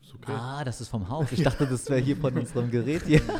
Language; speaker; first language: German; native; German